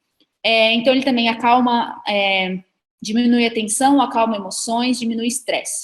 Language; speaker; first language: Portuguese; native; Portuguese